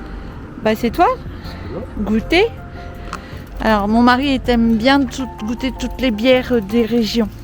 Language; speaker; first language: French; native; French